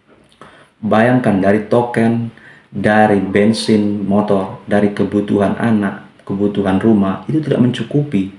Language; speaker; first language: Indonesian; native; Indonesian